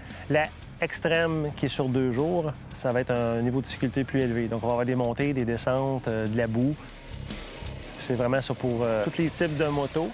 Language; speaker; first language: French; native; French